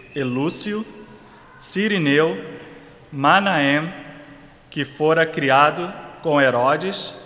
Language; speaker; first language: Portuguese; native; Portuguese